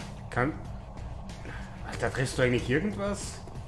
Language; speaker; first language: German; native; German